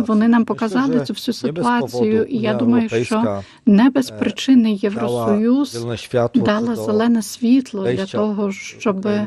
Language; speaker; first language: Ukrainian; non-native, fluent; Polish